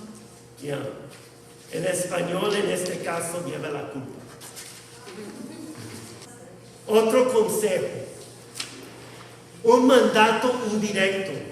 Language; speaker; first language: Spanish; non-native, fluent; English